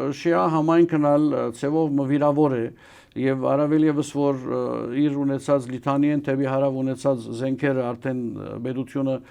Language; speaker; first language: Armenian; early bilingual, heritage; Armenian